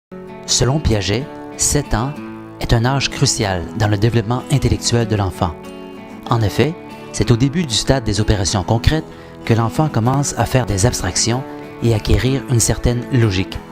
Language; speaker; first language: French; native; French